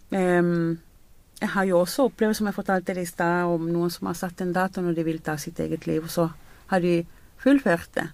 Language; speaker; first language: Norwegian; non-native, fluent; Spanish